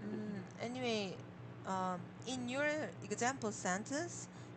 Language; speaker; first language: English; non-native, learner; Korean